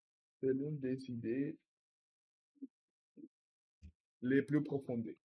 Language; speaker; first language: French; non-native, learner; Russian